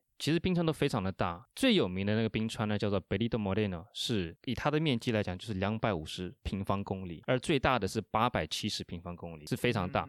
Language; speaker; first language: Chinese; early bilingual, heritage; Chinese